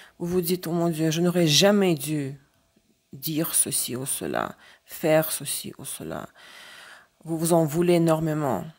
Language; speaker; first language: French; non-native, fluent; Russian